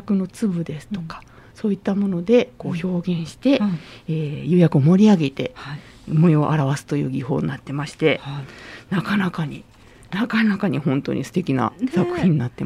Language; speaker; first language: Japanese; native; Japanese